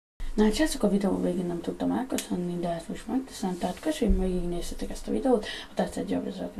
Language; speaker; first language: Hungarian; native; Hungarian